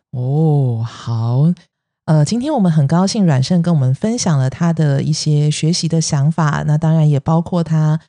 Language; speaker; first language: Chinese; native; Chinese